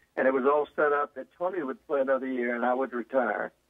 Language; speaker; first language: English; native; English